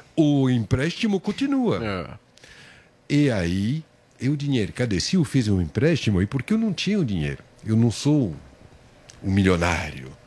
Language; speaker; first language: Portuguese; non-native, fluent; French